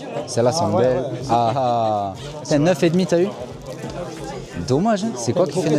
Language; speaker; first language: French; native; French